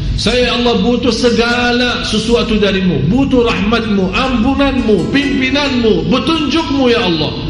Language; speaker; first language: Malay; non-native, fluent; Arabic